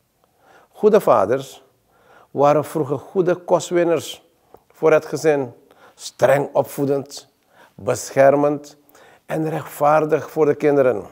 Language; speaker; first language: Dutch; native; Dutch